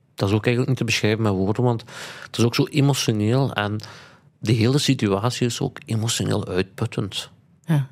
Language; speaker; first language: Dutch; early bilingual, other home language; Turkish